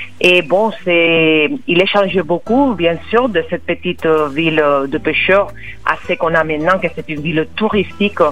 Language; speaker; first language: French; non-native, fluent; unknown